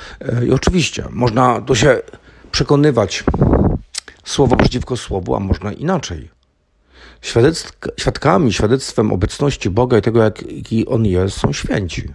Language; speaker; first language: Polish; native; Polish